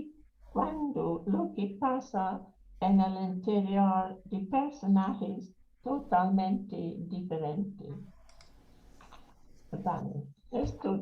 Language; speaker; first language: Spanish; non-native, learner; English